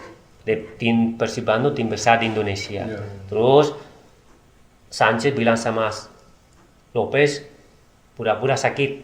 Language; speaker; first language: Indonesian; non-native, learner; Spanish